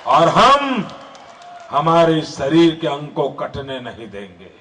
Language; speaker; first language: Hindi; non-native, local second language; Gujarati